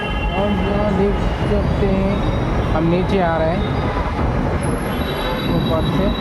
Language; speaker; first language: Hindi; non-native, local second language; Telugu